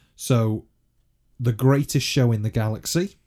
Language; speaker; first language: English; native; English